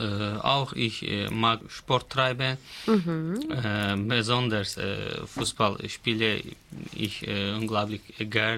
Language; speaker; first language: German; non-native, fluent; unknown